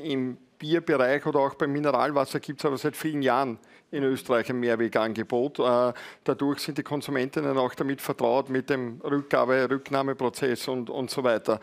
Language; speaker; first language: German; native; German